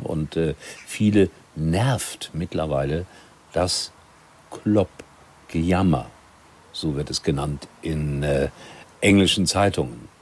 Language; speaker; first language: German; native; German